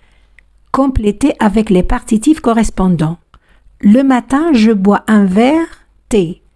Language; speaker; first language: French; non-native, fluent; Spanish